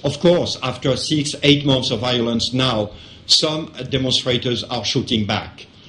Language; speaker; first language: English; non-native, fluent; French